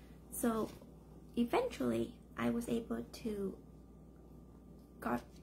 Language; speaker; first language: English; early bilingual, other home language; Vietnamese